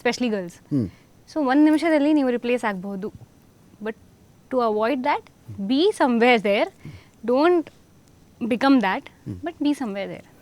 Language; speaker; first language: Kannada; non-native, fluent; Hindi